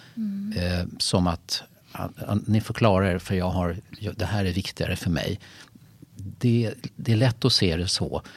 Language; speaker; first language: Swedish; native; Swedish